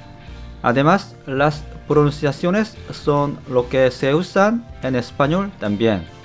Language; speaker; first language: Spanish; non-native, fluent; Korean